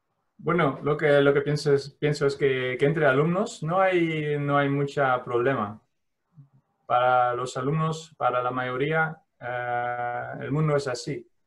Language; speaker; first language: Spanish; non-native, fluent; Dutch